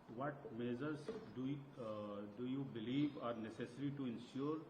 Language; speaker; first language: English; non-native, local second language; Hindi